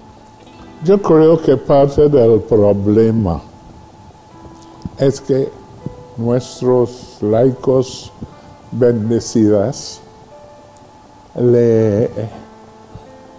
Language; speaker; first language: Spanish; non-native, fluent; English